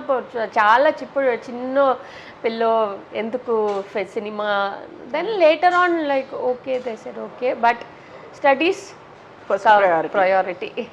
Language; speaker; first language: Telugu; non-native, learner; Tamil